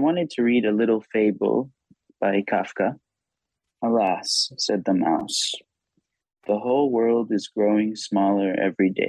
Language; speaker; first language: English; non-native, fluent; Hebrew